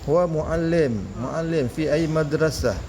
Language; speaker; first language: Arabic; non-native, fluent; Malay